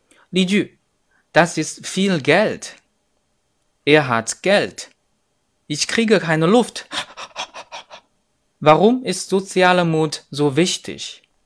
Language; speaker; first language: German; non-native, fluent; Chinese